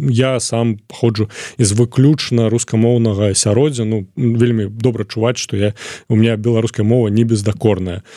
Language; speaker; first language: Belarusian; non-native, local second language; Russian